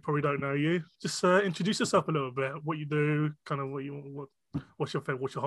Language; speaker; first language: English; non-native, local second language; Cantonese